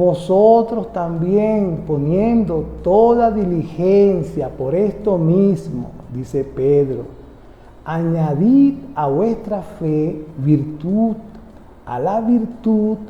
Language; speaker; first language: Spanish; native; Spanish